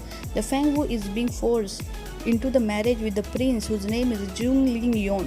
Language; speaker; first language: English; non-native, fluent; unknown